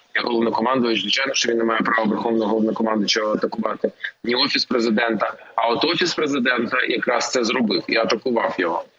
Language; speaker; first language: Ukrainian; native; Ukrainian